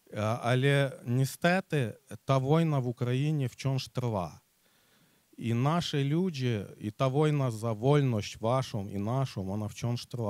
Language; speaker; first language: Polish; non-native, fluent; Ukrainian